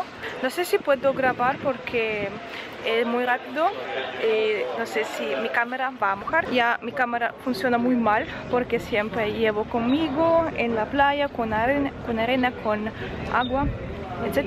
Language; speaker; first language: Spanish; non-native, fluent; Russian